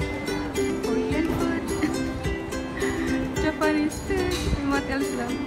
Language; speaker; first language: English; non-native, learner; Filipino